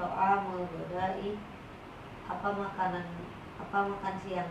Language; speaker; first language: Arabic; non-native, learner; Indonesian